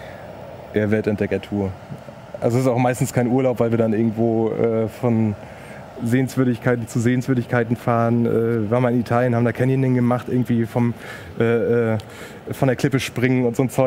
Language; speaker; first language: German; native; German